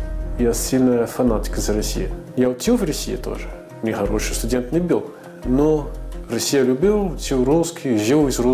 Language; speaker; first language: Russian; non-native, learner; Portuguese